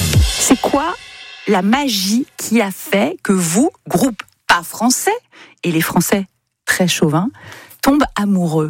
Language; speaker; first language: French; native; French